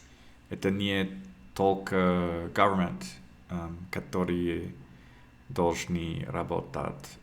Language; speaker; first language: Russian; non-native, learner; English